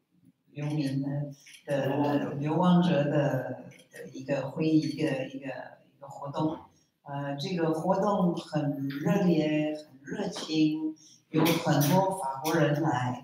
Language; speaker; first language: Chinese; non-native, fluent; French